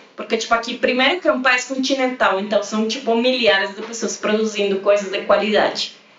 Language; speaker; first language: Portuguese; non-native, fluent; Spanish